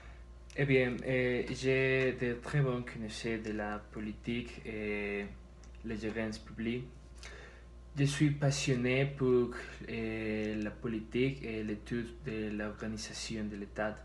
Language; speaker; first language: French; non-native, learner; Spanish